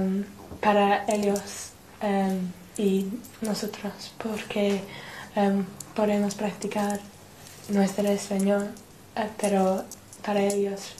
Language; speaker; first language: Spanish; non-native, learner; English